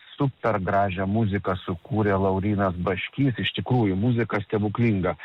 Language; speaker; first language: Lithuanian; native; Lithuanian